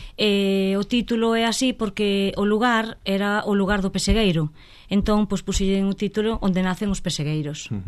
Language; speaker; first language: Galician; non-native, local second language; Spanish